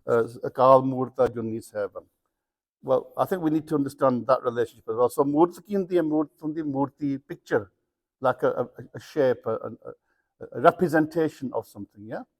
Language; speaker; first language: English; early bilingual, other home language; Punjabi